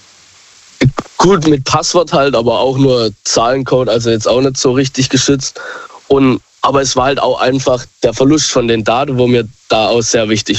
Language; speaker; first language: German; native; German